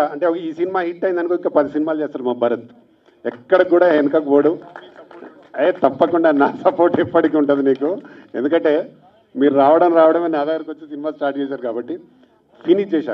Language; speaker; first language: Telugu; native; Telugu